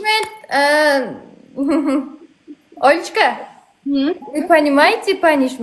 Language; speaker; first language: Russian; non-native, learner; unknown